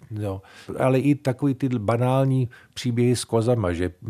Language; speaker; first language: Czech; early bilingual, heritage; Czech